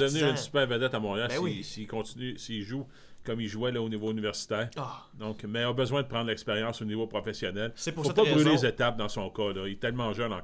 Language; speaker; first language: French; native; French